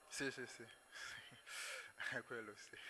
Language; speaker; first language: Italian; non-native, learner; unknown